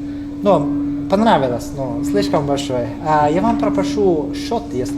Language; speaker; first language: Russian; non-native, fluent; Italian